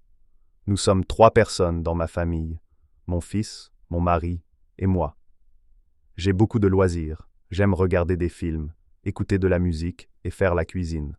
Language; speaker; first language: French; non-native, learner; Chinese